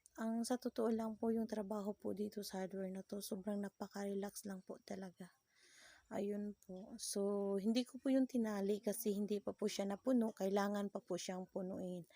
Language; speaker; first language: Filipino; non-native, local second language; Cebuano